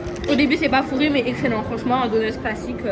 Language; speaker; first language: French; native; French